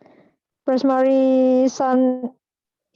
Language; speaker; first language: Japanese; non-native, learner; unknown